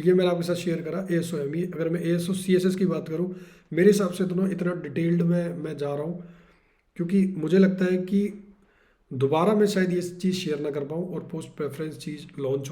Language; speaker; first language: Hindi; native; Hindi